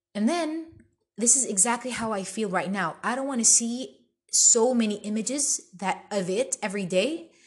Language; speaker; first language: English; early bilingual, other home language; Arabic